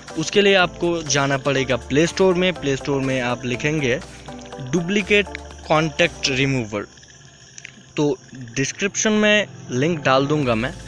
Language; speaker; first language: Hindi; non-native, local second language; Bangla